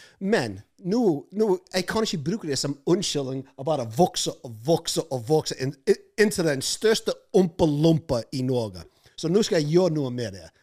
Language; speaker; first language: Norwegian; non-native, fluent; English